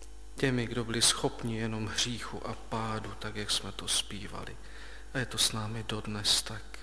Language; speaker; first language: Czech; native; Czech